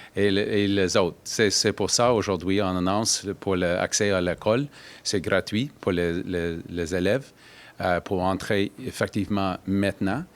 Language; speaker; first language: French; non-native, learner; English